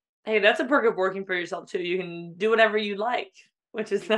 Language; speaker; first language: English; native; English